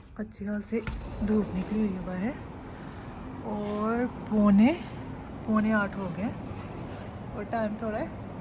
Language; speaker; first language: Urdu; native; Urdu